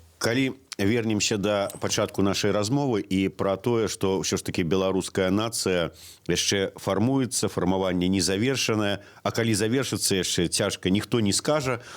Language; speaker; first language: Belarusian; native; Belarusian